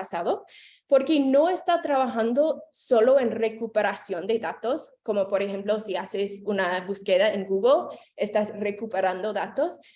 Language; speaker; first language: Spanish; non-native, fluent; English